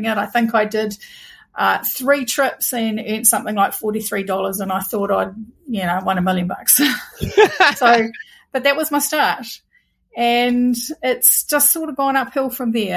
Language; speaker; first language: English; native; English